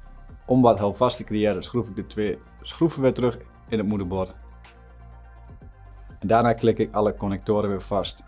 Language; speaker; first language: Dutch; native; Dutch